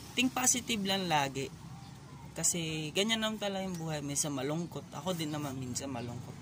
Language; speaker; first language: Filipino; native; Filipino